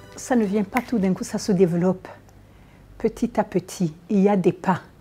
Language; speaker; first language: French; non-native, local second language; Kinyarwanda